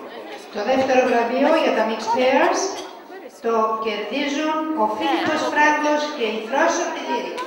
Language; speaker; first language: Greek; native; Greek